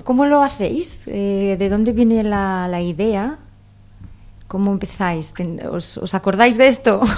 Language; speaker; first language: Spanish; native; Spanish